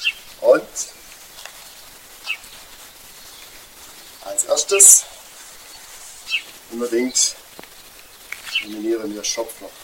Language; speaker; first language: German; native; German